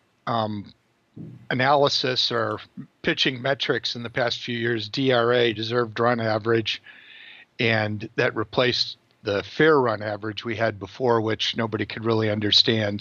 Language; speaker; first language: English; native; English